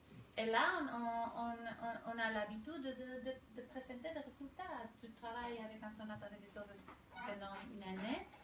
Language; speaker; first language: French; non-native, fluent; Spanish